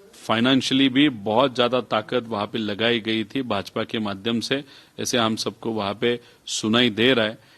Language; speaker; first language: Hindi; non-native, local second language; Marathi